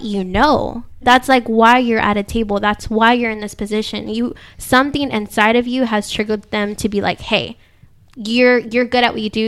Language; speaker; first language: English; early bilingual, other home language; Spanish